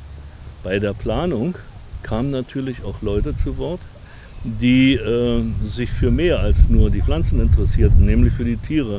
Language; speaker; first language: German; native; German